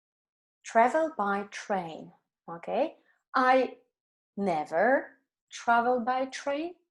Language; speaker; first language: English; non-native, fluent; Spanish